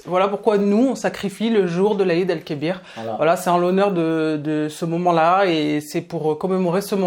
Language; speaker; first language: French; native; French